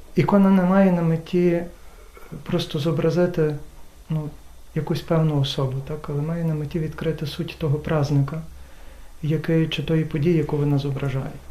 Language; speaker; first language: Ukrainian; native; Ukrainian